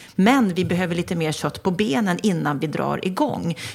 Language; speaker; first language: Swedish; native; Swedish